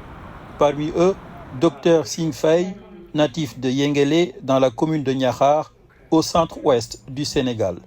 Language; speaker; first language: French; native; French